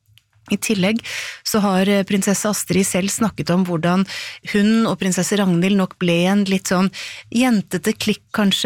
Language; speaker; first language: Norwegian; native; Norwegian